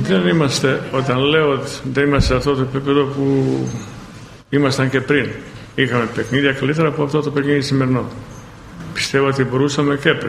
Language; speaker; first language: Greek; non-native, fluent; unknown